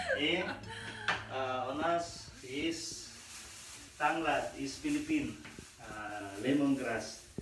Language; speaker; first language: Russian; non-native, learner; Filipino